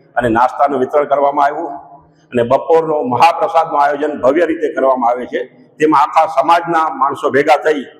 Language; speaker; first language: Gujarati; non-native, local second language; Sindhi